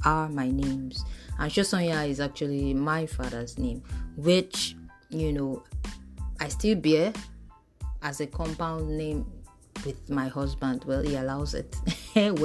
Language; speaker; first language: English; non-native, local second language; Yoruba